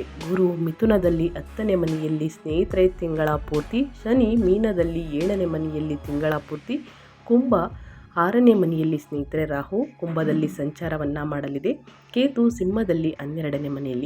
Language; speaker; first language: Kannada; native; Kannada